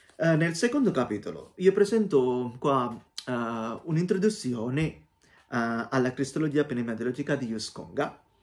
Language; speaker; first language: Italian; non-native, fluent; Sinhala